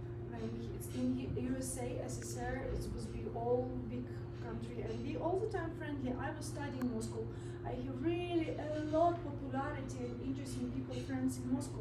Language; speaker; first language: English; non-native, learner; Russian